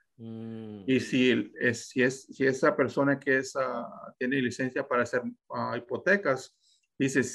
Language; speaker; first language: Spanish; early bilingual, heritage; Spanish